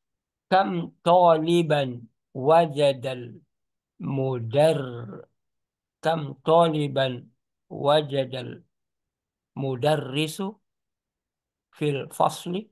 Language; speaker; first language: Arabic; non-native, learner; Indonesian